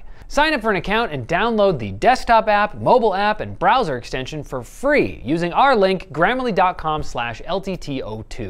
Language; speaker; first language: English; native; English